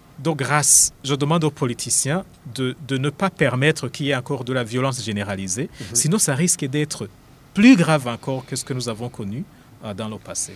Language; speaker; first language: French; non-native, local second language; Rundi